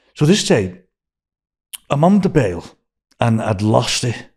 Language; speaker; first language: English; native; English